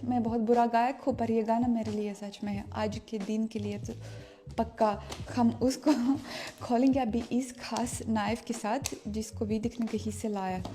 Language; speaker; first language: Hindi; non-native, fluent; Russian